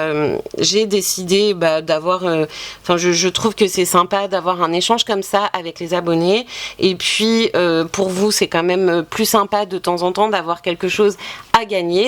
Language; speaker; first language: French; native; French